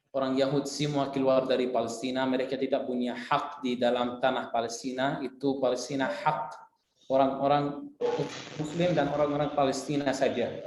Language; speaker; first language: Indonesian; non-native, fluent; Arabic